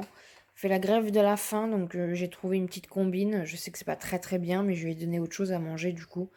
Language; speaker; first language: French; native; French